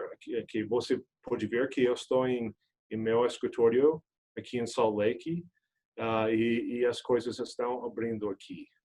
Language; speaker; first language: Portuguese; non-native, fluent; English